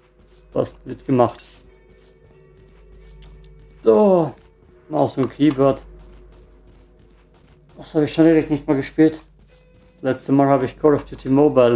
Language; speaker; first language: German; native; German